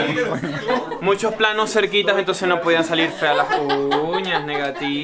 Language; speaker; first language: Spanish; native; Spanish